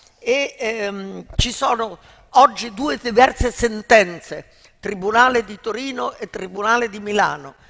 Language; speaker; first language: Italian; native; Italian